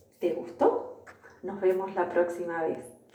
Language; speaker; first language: Spanish; native; Spanish